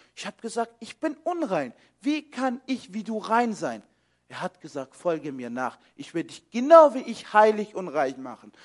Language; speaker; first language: German; early bilingual, other home language; Kurdish